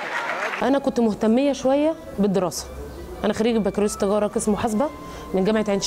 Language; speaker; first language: Arabic; native; Arabic